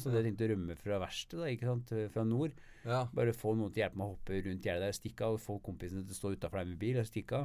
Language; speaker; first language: Norwegian; native; Norwegian